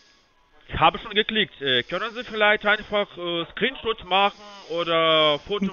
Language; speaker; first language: German; non-native, fluent; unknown